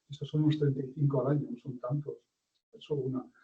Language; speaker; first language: Spanish; non-native, local second language; Catalan